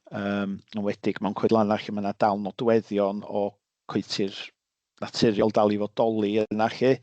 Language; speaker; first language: Welsh; native; Welsh